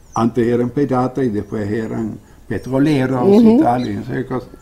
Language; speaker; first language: Spanish; non-native, fluent; Dutch